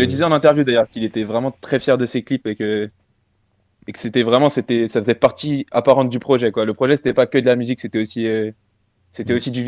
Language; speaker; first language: French; native; French